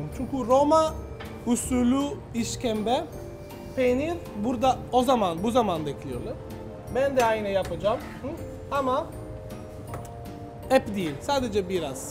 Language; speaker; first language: Turkish; non-native, learner; Italian